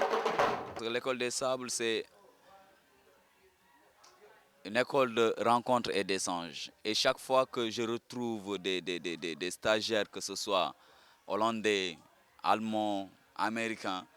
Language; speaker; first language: French; non-native, local second language; Wolof